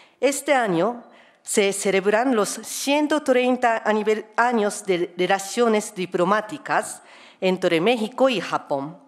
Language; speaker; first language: Spanish; non-native, fluent; Japanese